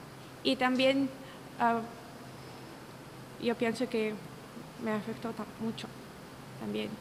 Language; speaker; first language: Spanish; non-native, learner; Russian